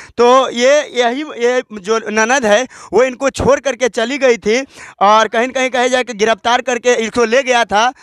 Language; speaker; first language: Hindi; native; Hindi